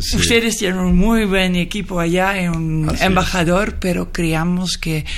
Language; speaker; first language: Spanish; non-native, fluent; Dutch